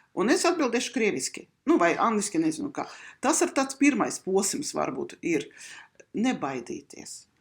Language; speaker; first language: Latvian; non-native, local second language; Russian